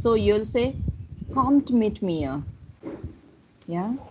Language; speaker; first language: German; non-native, fluent; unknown